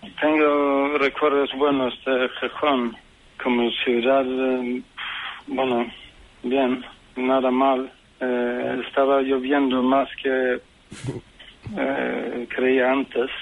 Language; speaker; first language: Spanish; non-native, fluent; Swedish